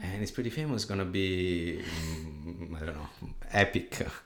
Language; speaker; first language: English; non-native, fluent; Italian